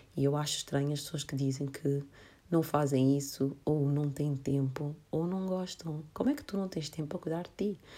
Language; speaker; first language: Portuguese; non-native, local second language; Kabuverdianu